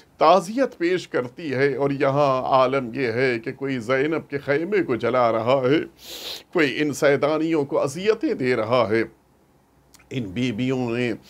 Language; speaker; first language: Urdu; native; Urdu